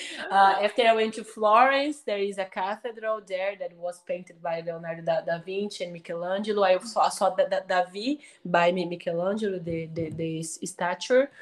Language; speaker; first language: English; non-native, fluent; Portuguese